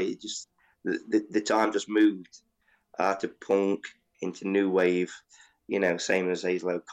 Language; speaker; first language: English; native; English